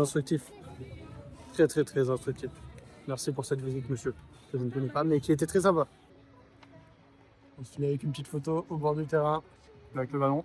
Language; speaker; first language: French; native; French